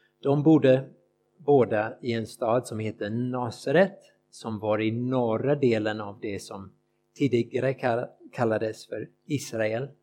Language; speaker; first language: Swedish; non-native, fluent; English